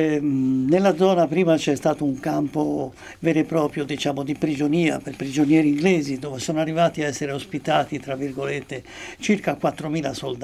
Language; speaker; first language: Italian; native; Italian